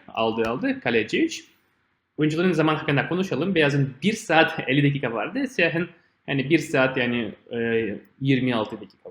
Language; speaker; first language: Turkish; non-native, fluent; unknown